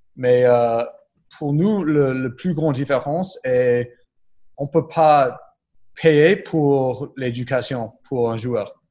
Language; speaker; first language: French; non-native, learner; English